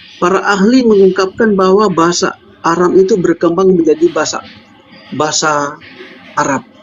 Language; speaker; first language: Indonesian; native; Indonesian